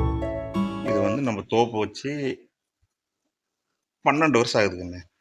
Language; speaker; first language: Tamil; native; Tamil